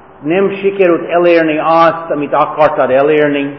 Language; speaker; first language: Hungarian; non-native, fluent; English